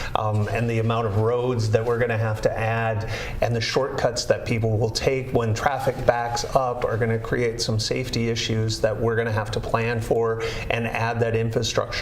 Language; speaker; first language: English; native; English